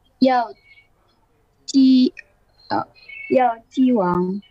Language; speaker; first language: Chinese; non-native, learner; Indonesian